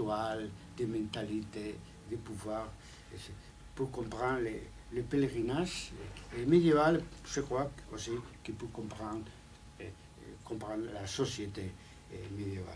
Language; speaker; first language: French; non-native, fluent; Spanish